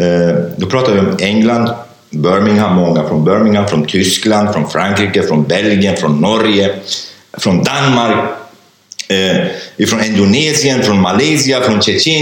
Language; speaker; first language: Swedish; non-native, fluent; Kurdish